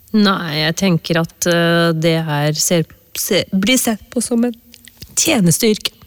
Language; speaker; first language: Norwegian; early bilingual, other home language; Urdu